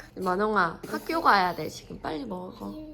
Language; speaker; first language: Korean; native; Korean